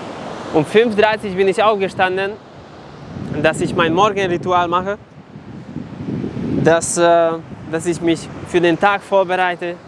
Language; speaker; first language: German; non-native, fluent; Serbian